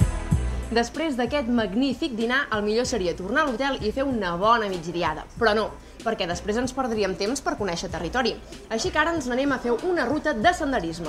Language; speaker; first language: Catalan; native; Catalan